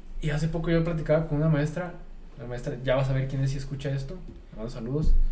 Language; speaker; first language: Spanish; native; Spanish